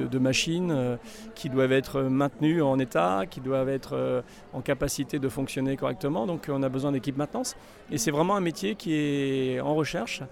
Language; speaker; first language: French; native; French